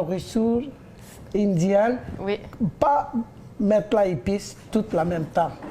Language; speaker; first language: French; non-native, learner; Bangla